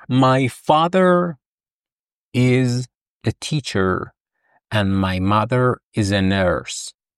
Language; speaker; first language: English; non-native, fluent; Persian